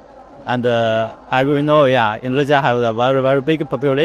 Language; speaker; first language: English; non-native, fluent; Chinese